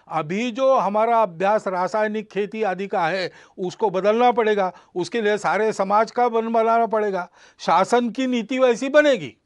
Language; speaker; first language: Hindi; non-native, local second language; Marathi